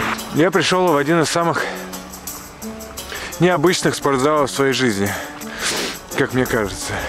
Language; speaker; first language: Russian; native; Russian